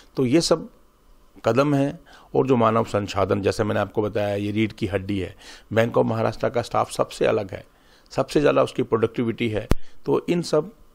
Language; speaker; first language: Hindi; native; Hindi